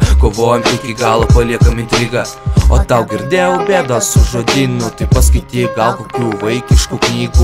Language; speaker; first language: Lithuanian; native; Lithuanian